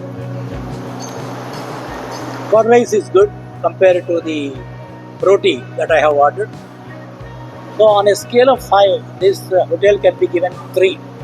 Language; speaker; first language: English; non-native, local second language; Telugu